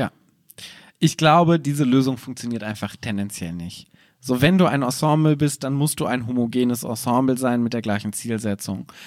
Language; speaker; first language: German; native; German